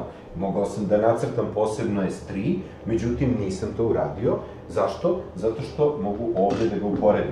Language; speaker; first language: Serbian; native; Serbian